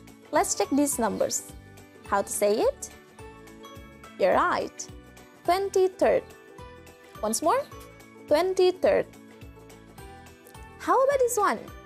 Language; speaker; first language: English; non-native, fluent; Indonesian